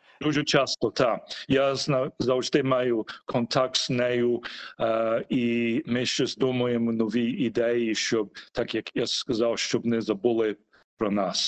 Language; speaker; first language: Ukrainian; early bilingual, heritage; Ukrainian